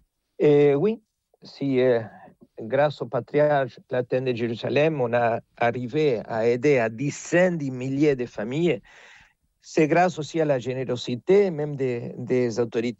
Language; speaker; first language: French; non-native, fluent; Spanish